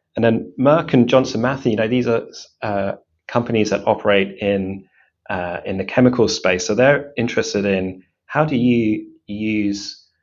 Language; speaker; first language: English; native; English